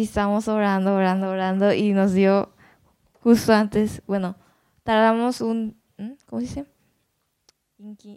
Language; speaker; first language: Spanish; non-native, learner; Japanese